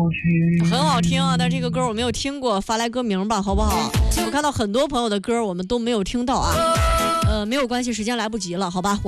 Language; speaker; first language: Chinese; native; Chinese